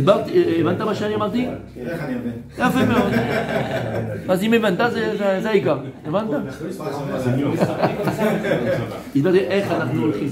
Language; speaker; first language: Hebrew; non-native, fluent; French